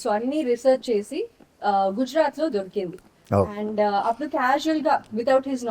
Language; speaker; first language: Telugu; non-native, local second language; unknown